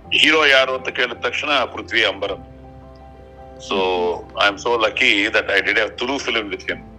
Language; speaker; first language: Kannada; non-native, local second language; Telugu